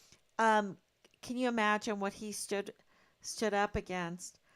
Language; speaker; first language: English; native; English